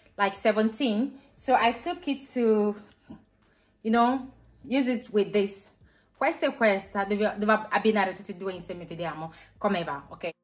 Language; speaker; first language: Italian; non-native, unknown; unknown